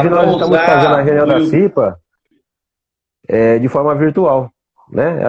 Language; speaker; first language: Portuguese; native; Portuguese